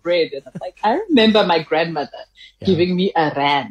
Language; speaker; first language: English; non-native, local second language; Tswana